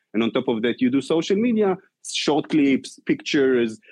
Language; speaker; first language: English; non-native, fluent; Hebrew